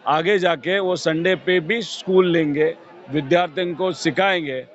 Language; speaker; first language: Hindi; non-native, local second language; Marathi